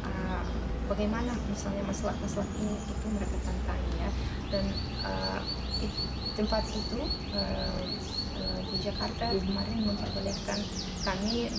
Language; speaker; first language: Indonesian; non-native, fluent; Russian